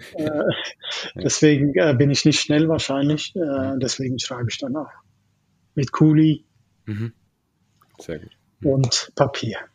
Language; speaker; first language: German; non-native, fluent; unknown